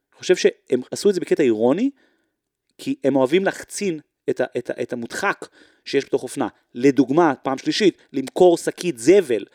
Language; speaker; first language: Hebrew; native; Hebrew